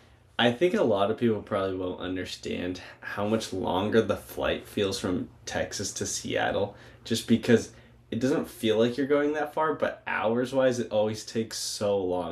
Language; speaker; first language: English; native; English